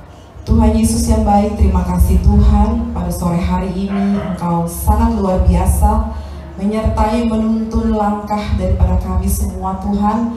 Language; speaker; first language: Indonesian; native; Indonesian